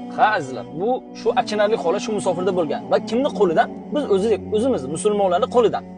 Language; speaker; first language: Uzbek; non-native, local second language; Tajik